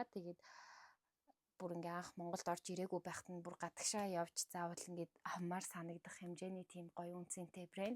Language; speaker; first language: Mongolian; native; Mongolian